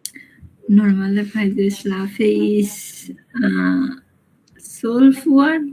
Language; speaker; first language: German; non-native, learner; Bangla